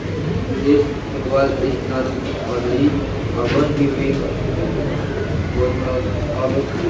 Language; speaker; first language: English; non-native, learner; Indonesian